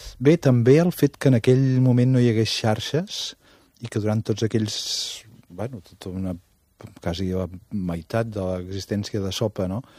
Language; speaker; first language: Catalan; native; Catalan